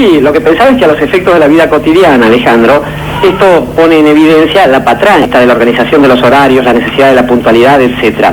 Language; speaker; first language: Spanish; native; Spanish